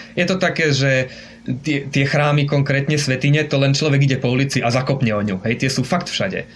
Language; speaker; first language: Slovak; native; Slovak